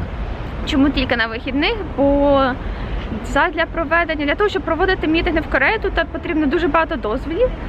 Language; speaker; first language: Ukrainian; native; Ukrainian